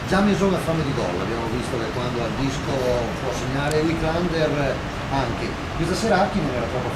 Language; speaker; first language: Italian; native; Italian